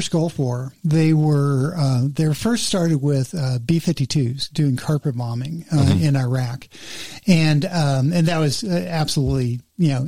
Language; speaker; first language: English; native; English